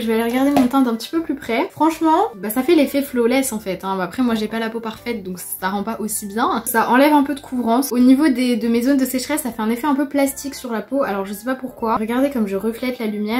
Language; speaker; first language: French; native; French